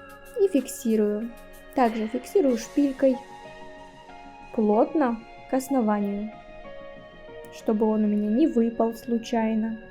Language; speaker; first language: Russian; native; Russian